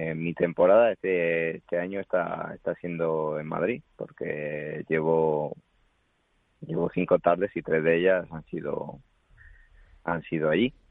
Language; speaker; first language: Spanish; native; Spanish